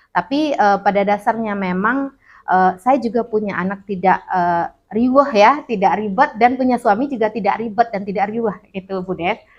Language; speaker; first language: Indonesian; non-native, local second language; Minangkabau